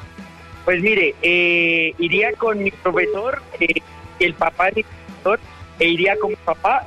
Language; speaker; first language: Spanish; native; Spanish